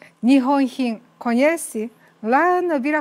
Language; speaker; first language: Portuguese; non-native, learner; Japanese